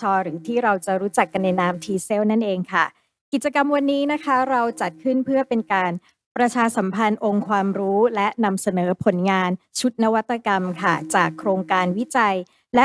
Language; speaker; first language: Thai; native; Thai